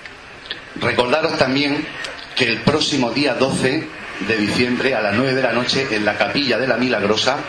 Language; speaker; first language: Spanish; native; Spanish